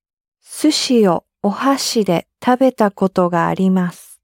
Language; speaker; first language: Japanese; non-native, learner; English